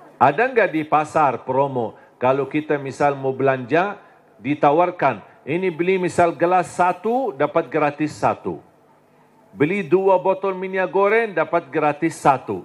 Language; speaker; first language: Indonesian; non-native, fluent; Arabic